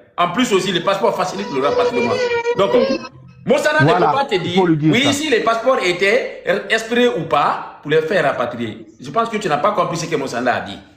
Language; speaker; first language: French; non-native, local second language; Fula